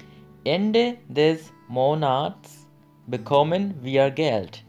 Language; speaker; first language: German; non-native, fluent; Bangla